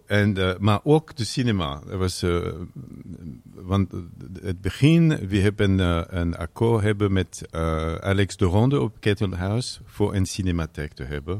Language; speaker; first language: Dutch; non-native, learner; French